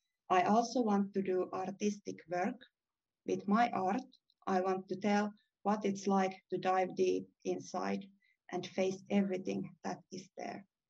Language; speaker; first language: English; non-native, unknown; Finnish